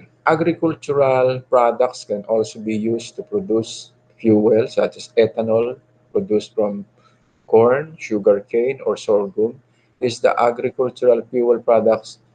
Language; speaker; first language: English; non-native, local second language; Filipino